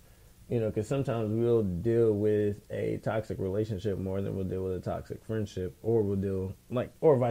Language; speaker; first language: English; native; English